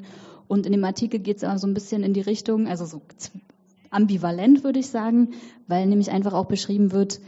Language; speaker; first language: German; native; German